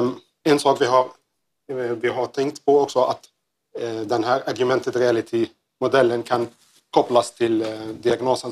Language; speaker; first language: Swedish; non-native, learner; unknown